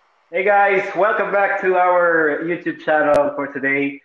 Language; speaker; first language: English; non-native, local second language; Filipino